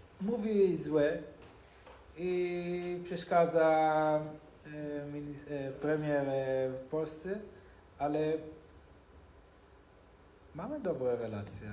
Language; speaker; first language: Polish; non-native, learner; Hebrew